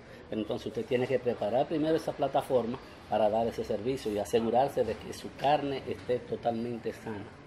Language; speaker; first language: Spanish; native; Spanish